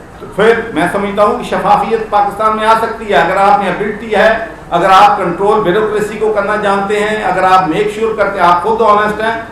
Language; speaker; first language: Urdu; non-native, local second language; Punjabi